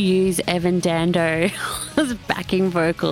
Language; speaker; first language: English; native; English